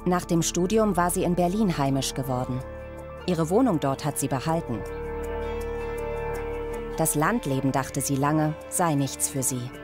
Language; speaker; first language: German; native; German